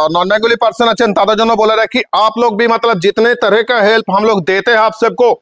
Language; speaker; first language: Hindi; non-native, local second language; Bangla